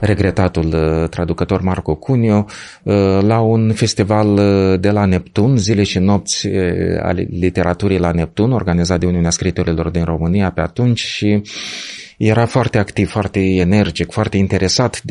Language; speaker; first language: Romanian; native; Romanian